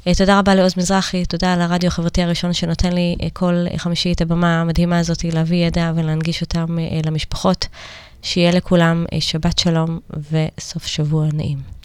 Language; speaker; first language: Hebrew; native; Hebrew